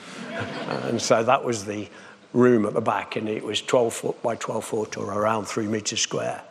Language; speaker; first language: English; native; English